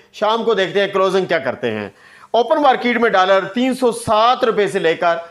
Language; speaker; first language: Urdu; non-native, local second language; Punjabi